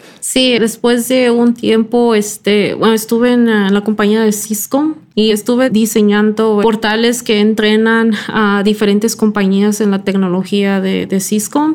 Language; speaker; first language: Spanish; early bilingual, heritage; Spanish